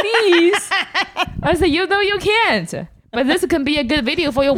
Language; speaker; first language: English; non-native, fluent; Chinese